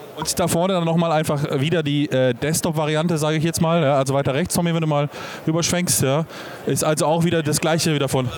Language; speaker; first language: German; native; German